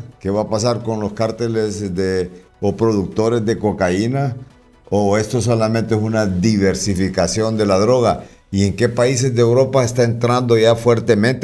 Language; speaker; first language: Spanish; native; Spanish